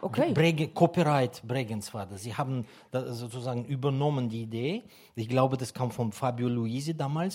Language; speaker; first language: German; non-native, fluent; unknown